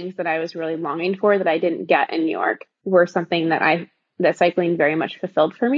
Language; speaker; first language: English; native; English